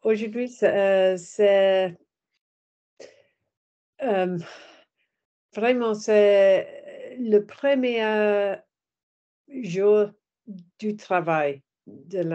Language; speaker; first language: French; non-native, learner; English